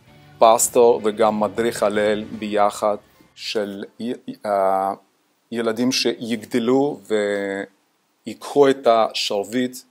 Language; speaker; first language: Hebrew; non-native, fluent; Russian